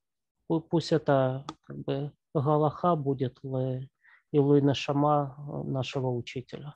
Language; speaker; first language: Russian; native; Russian